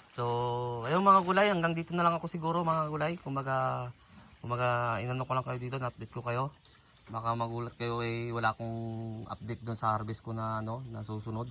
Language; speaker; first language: Filipino; native; Filipino